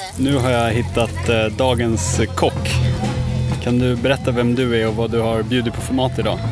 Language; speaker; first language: Swedish; native; Swedish